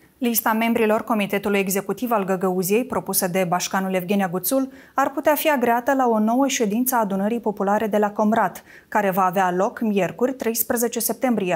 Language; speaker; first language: Romanian; native; Romanian